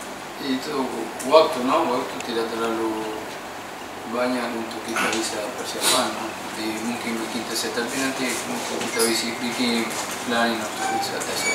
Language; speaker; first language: Indonesian; non-native, fluent; Spanish